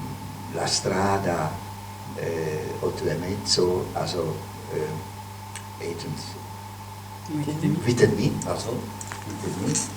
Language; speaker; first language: French; non-native, fluent; Hungarian